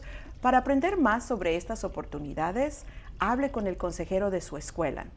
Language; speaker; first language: Spanish; native; Spanish